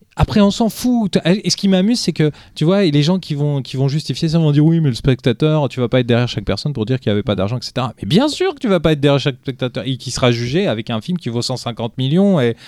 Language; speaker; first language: French; early bilingual, other home language; Portuguese